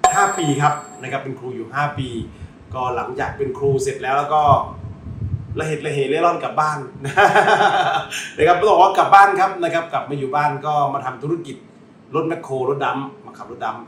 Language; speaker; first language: Thai; native; Thai